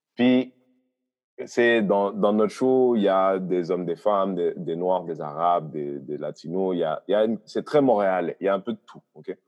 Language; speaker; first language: French; early bilingual, other home language; Haitian Creole